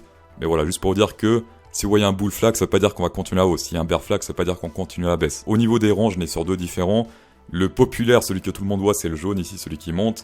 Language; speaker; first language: French; native; French